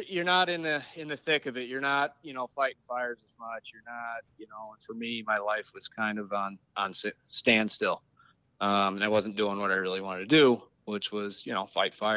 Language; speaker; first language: English; native; English